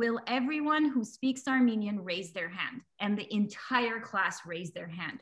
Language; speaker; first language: English; early bilingual, other home language; Armenian